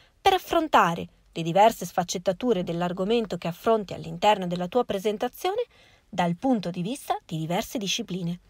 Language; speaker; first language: Italian; native; Italian